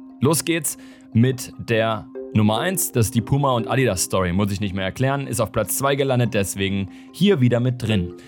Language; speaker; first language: German; native; German